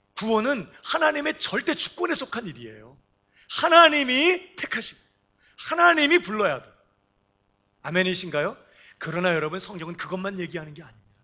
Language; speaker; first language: Korean; native; Korean